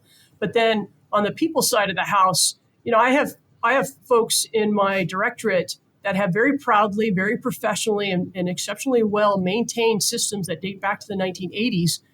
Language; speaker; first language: English; native; English